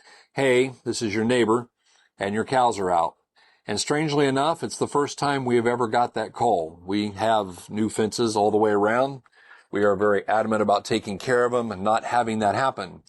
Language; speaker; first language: English; native; English